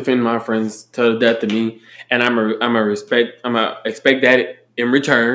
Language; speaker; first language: English; native; English